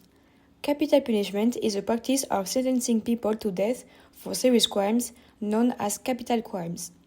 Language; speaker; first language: English; non-native, fluent; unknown